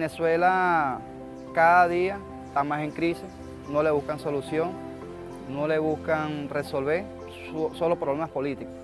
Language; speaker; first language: Spanish; native; Spanish